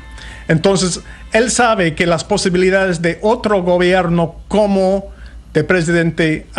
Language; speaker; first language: Spanish; non-native, fluent; English